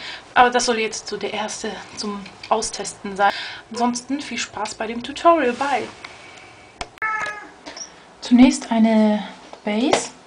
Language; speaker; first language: German; native; German